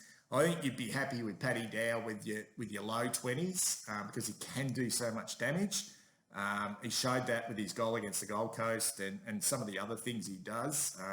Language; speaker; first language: English; native; English